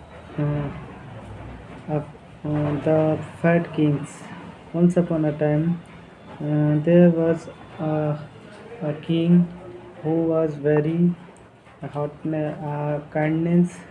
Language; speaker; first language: English; non-native, learner; Hindi